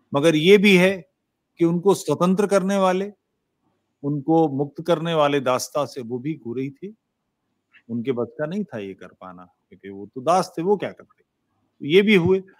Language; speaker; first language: Hindi; native; Hindi